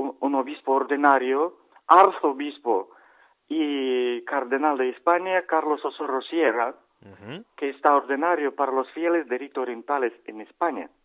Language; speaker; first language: Spanish; non-native, learner; Ukrainian